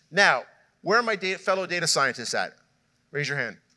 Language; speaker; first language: English; native; English